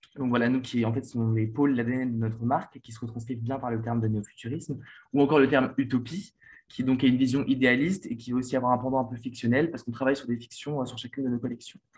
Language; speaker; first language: French; native; French